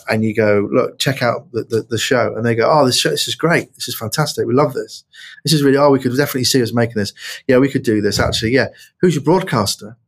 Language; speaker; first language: English; native; English